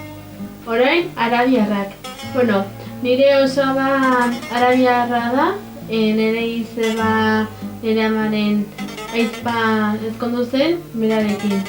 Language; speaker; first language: Basque; non-native, local second language; Spanish